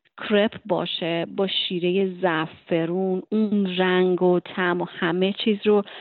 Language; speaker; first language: Persian; native; Persian